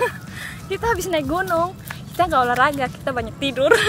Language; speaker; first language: Indonesian; early bilingual, other home language; English